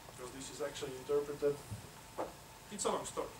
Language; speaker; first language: English; non-native, fluent; Dutch